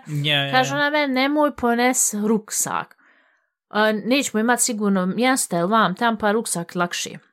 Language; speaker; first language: Bosnian; early bilingual, heritage; Bosnian